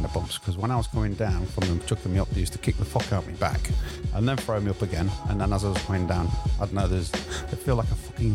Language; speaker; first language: English; native; English